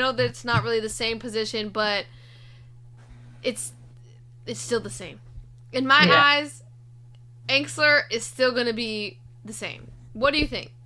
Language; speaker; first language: English; native; English